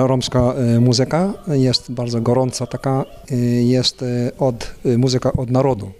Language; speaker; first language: Polish; non-native, learner; Ukrainian